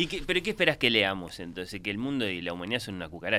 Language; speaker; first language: Spanish; native; Spanish